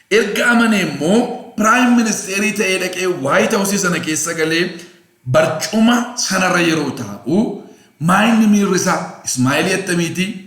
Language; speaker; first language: Oromo; non-native, local second language; Amharic